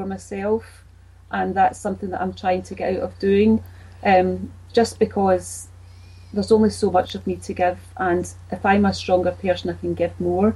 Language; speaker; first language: English; native; English